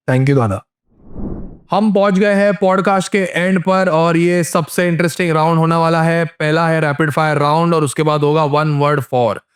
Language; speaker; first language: Hindi; non-native, local second language; Marathi